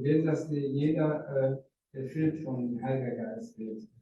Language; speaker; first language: German; non-native, learner; Rundi